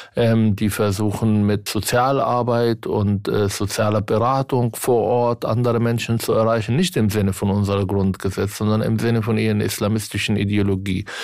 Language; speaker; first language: German; non-native, fluent; Arabic